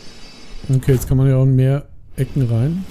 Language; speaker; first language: German; native; German